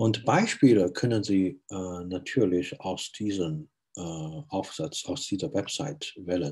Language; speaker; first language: German; non-native, fluent; Chinese